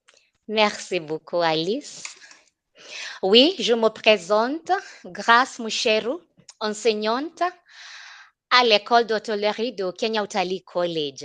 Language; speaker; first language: French; non-native, fluent; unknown